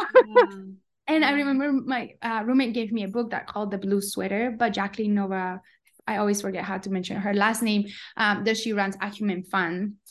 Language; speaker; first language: English; non-native, fluent; Spanish